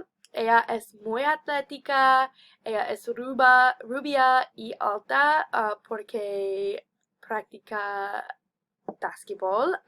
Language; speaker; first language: Spanish; non-native, learner; English